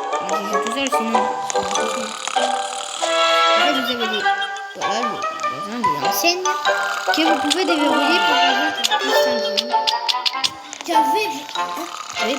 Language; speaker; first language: French; native; French